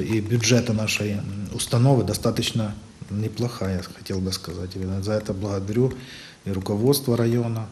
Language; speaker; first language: Russian; native; Russian